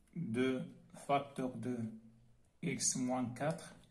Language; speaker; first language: French; non-native, local second language; Arabic